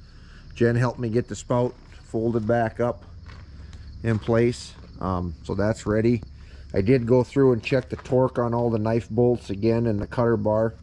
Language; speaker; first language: English; native; English